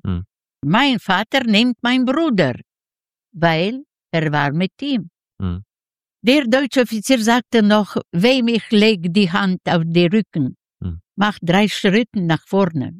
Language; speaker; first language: German; non-native, learner; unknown